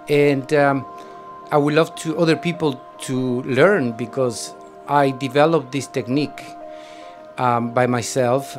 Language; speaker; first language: English; non-native, fluent; Spanish